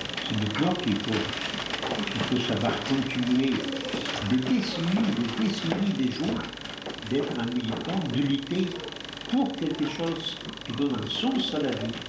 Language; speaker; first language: French; non-native, fluent; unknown